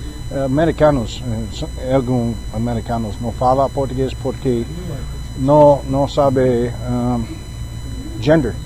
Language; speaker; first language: Portuguese; non-native, learner; English